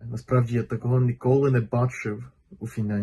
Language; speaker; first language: Ukrainian; non-native, fluent; Finnish